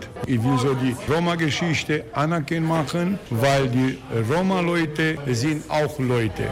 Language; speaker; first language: German; non-native, learner; Romanian